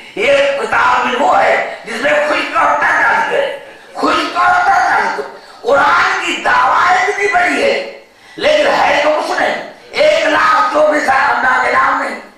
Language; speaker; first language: Urdu; native; Urdu